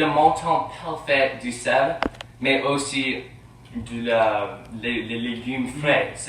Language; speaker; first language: French; non-native, fluent; English